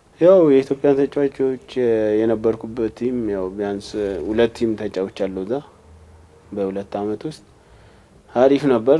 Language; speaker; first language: Amharic; non-native, local second language; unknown